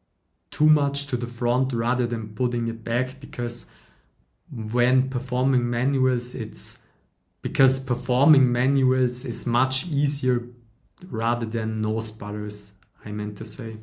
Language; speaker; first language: English; non-native, fluent; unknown